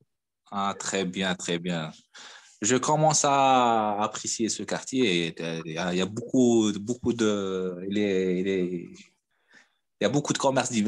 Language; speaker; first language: French; non-native, fluent; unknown